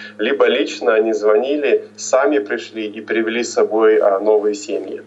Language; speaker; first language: Russian; native; Russian